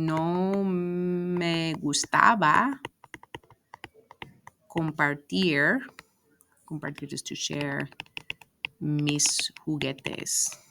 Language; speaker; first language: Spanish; non-native, fluent; English